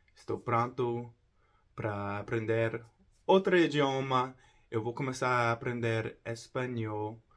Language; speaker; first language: Portuguese; non-native, fluent; English